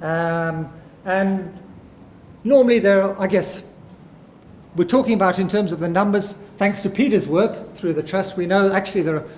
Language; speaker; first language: English; native; English